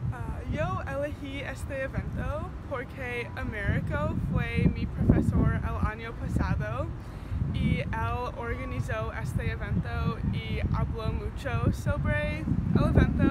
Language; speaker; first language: Spanish; non-native, learner; English